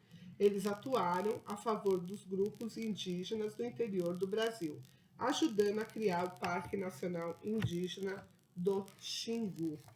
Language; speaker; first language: Portuguese; native; Portuguese